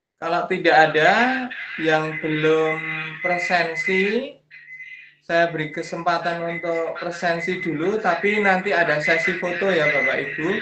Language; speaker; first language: Indonesian; native; Indonesian